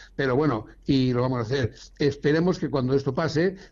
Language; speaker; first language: Spanish; native; Spanish